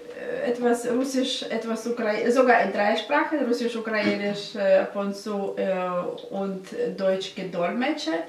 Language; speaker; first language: German; non-native, learner; Russian